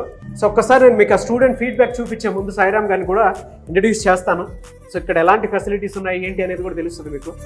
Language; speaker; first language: Telugu; native; Telugu